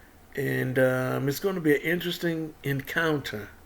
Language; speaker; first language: English; native; English